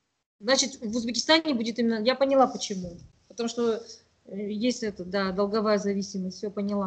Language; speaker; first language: Russian; native; Russian